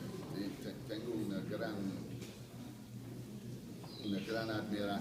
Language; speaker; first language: Spanish; non-native, fluent; English